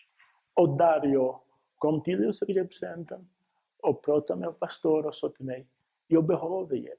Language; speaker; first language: Swedish; non-native, fluent; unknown